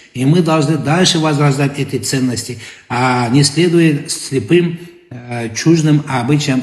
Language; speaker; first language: Russian; non-native, local second language; Kazakh